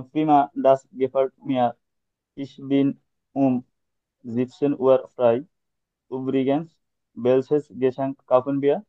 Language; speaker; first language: German; non-native, learner; Bangla